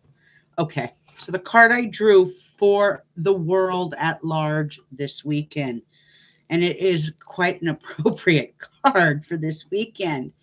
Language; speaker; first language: English; native; English